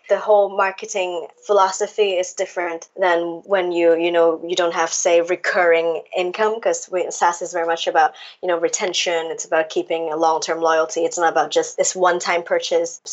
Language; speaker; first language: English; non-native, local second language; Cantonese